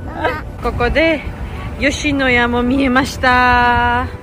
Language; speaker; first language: Japanese; non-native, fluent; Georgian